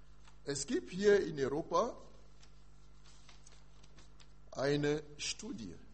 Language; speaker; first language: German; non-native, learner; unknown